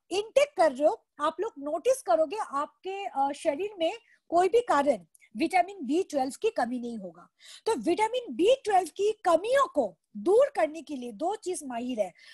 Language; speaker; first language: Hindi; non-native, local second language; Bangla